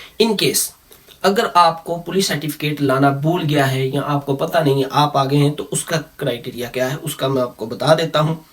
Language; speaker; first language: Urdu; non-native, local second language; Punjabi